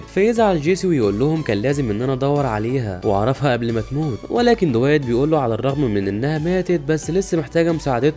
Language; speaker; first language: Arabic; native; Arabic